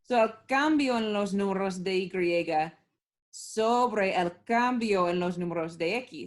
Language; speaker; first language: Spanish; non-native, learner; English